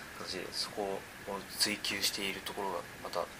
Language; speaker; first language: Japanese; native; Japanese